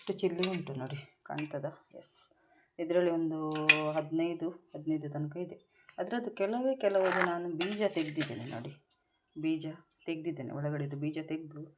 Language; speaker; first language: Kannada; non-native, local second language; Konkani